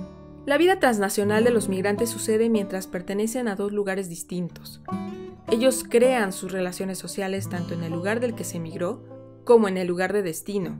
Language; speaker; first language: Spanish; native; Spanish